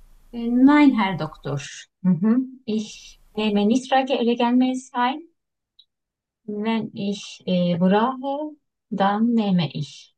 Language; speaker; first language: German; non-native, learner; Turkish